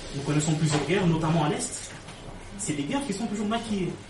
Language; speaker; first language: French; non-native, local second language; Lingala